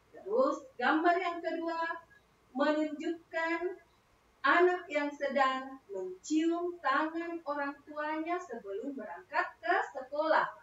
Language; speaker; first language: Indonesian; native; Indonesian